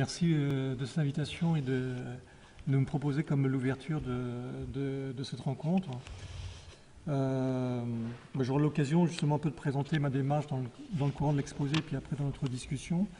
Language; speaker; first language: French; native; French